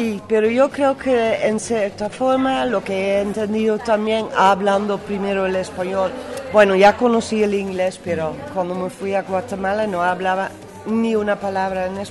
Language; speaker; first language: Spanish; non-native, fluent; Dutch